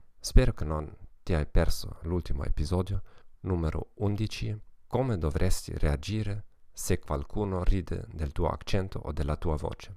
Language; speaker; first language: Italian; non-native, fluent; German